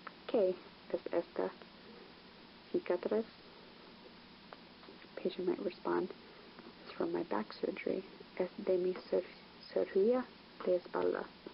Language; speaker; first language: Spanish; non-native, learner; English